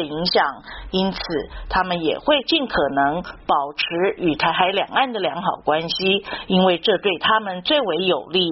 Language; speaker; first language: Chinese; native; Chinese